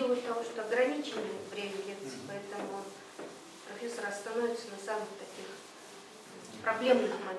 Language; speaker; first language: Russian; native; Russian